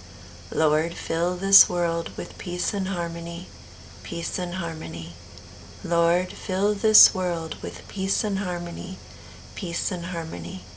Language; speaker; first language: English; native; English